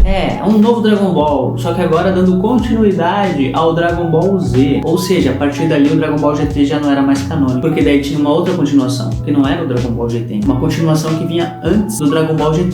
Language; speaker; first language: Portuguese; native; Portuguese